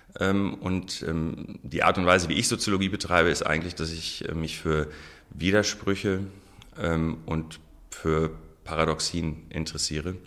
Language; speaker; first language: German; non-native, local second language; Arabic